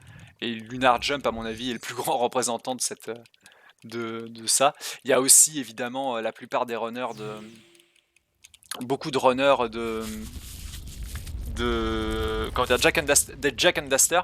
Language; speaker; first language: French; native; French